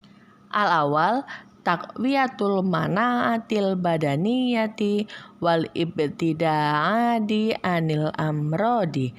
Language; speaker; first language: Arabic; non-native, learner; Indonesian